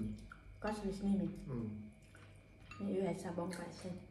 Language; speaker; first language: Vietnamese; native; Vietnamese